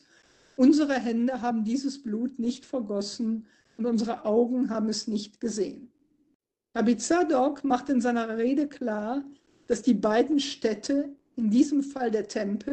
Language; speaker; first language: German; native; German